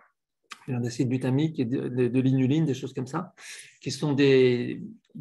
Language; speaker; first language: French; native; French